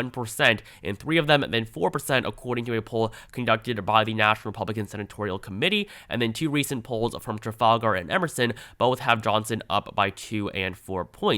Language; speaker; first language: English; native; English